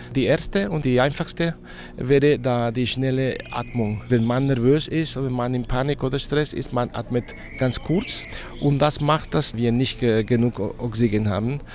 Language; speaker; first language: German; non-native, fluent; Spanish